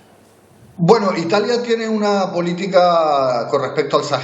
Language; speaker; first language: Spanish; native; Spanish